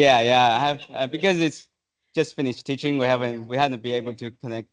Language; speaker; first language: English; non-native, fluent; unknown